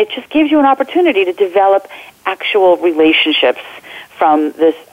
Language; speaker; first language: English; native; English